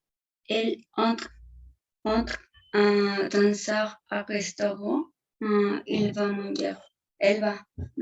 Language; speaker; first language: French; non-native, learner; Spanish